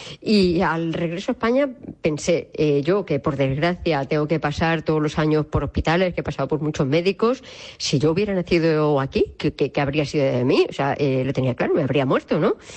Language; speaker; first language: Spanish; native; Spanish